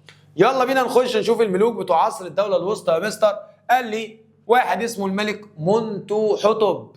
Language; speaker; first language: Arabic; native; Arabic